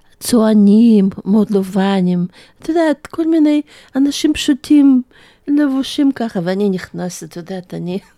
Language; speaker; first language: Hebrew; non-native, fluent; Russian